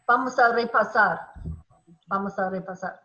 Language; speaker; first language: Spanish; non-native, fluent; English